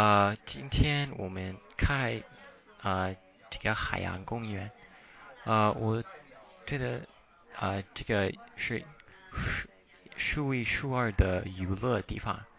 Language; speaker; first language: Chinese; non-native, fluent; English